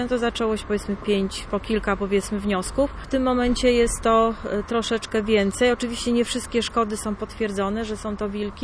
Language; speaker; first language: Polish; native; Polish